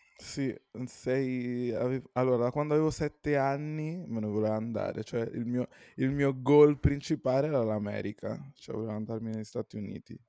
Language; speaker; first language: Italian; native; Italian